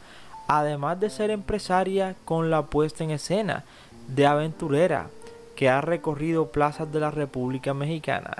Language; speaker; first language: Spanish; native; Spanish